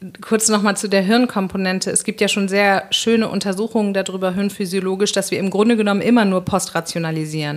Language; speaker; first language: German; native; German